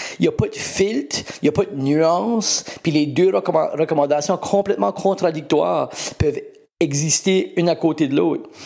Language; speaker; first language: French; native; French